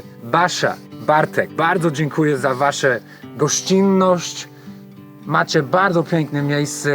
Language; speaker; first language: Polish; non-native, learner; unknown